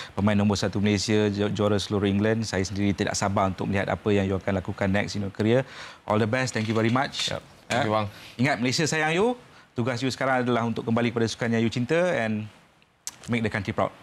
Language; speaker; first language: Malay; native; Malay